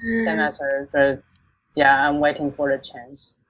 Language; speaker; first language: English; non-native, local second language; Chinese